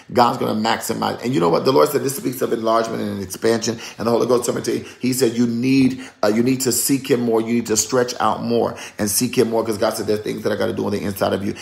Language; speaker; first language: English; native; English